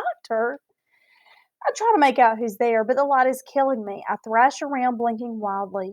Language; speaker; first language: English; native; English